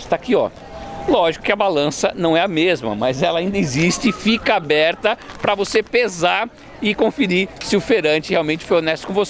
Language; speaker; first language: Portuguese; native; Portuguese